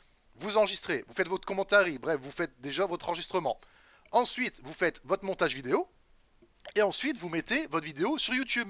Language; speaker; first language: French; native; French